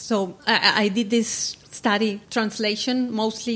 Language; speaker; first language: English; non-native, fluent; Spanish